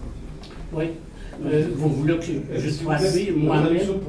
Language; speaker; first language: French; non-native, fluent; Arabic